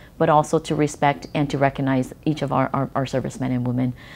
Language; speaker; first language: English; early bilingual, other home language; Vietnamese